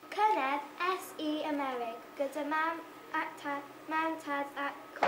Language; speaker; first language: Welsh; non-native, learner; English